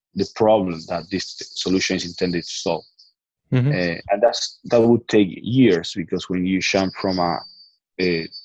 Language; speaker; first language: English; non-native, fluent; Spanish